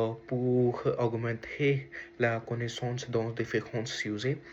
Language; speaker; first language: French; non-native, learner; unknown